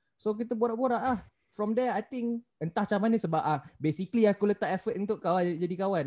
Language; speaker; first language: English; non-native, local second language; Malay